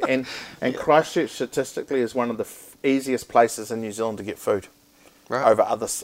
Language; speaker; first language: English; native; English